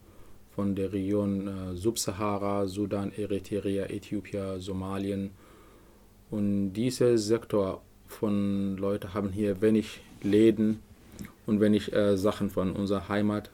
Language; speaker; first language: German; non-native, learner; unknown